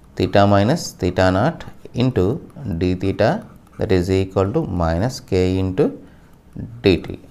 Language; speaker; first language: English; non-native, local second language; Telugu